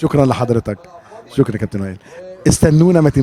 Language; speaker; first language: Arabic; native; Arabic